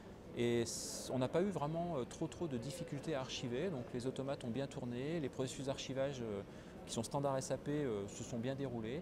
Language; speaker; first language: French; native; French